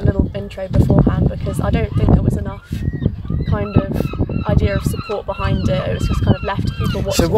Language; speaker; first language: English; native; English